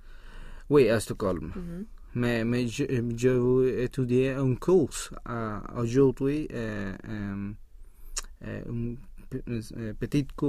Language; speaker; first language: French; non-native, learner; Swedish